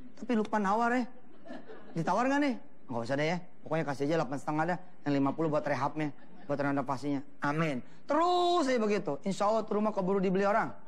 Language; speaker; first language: Indonesian; native; Indonesian